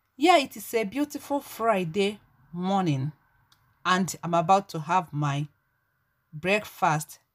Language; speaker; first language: English; non-native, local second language; Igbo